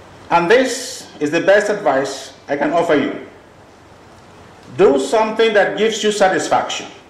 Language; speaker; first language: English; non-native, local second language; Igbo